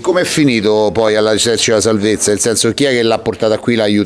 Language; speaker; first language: Italian; native; Italian